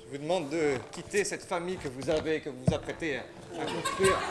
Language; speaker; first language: French; native; French